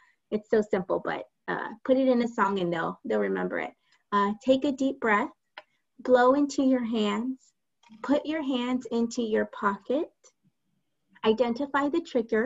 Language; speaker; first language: English; native; English